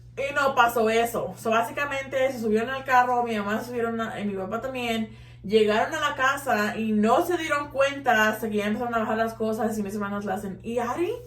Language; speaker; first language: Spanish; early bilingual, heritage; Spanish